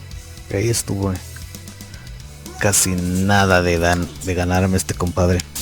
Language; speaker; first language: Spanish; native; Spanish